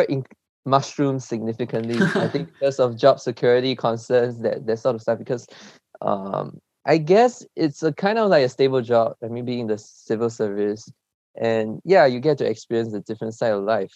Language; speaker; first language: English; early bilingual, other home language; Chinese